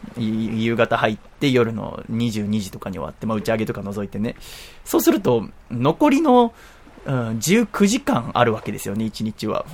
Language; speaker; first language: Japanese; native; Japanese